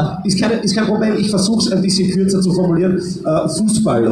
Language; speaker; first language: German; native; German